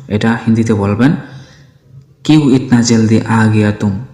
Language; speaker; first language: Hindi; non-native, fluent; Bangla